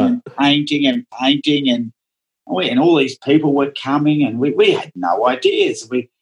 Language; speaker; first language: English; non-native, local second language; Dutch